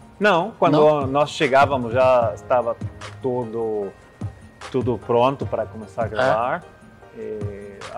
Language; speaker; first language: Portuguese; non-native, learner; Spanish